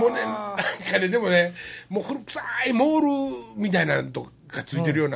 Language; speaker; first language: Japanese; native; Japanese